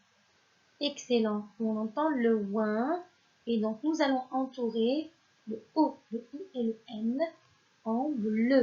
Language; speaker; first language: French; non-native, local second language; Arabic